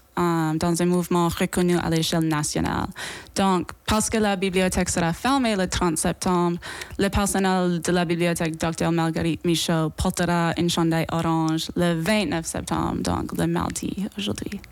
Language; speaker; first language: French; non-native, local second language; English